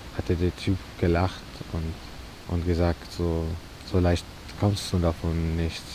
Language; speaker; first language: German; non-native, fluent; Arabic